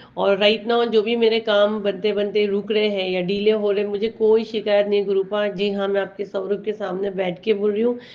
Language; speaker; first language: Hindi; native; Hindi